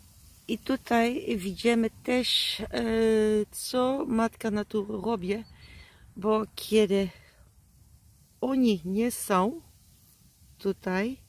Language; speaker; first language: Polish; non-native, learner; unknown